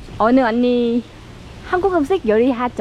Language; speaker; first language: Korean; non-native, learner; Vietnamese